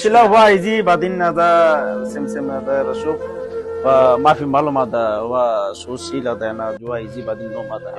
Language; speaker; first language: Arabic; non-native, learner; Bangla